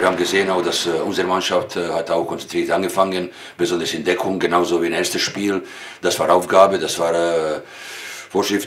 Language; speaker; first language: German; non-native, fluent; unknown